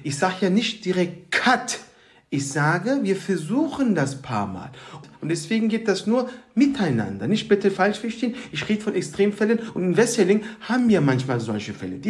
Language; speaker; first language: German; early bilingual, other home language; Turkish